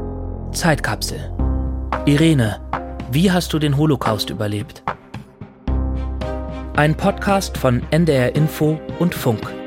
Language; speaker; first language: German; native; German